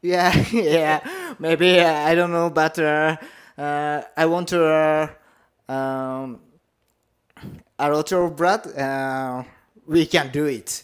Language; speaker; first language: English; non-native, learner; Japanese